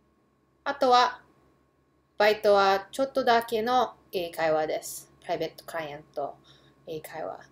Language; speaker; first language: Japanese; early bilingual, heritage; English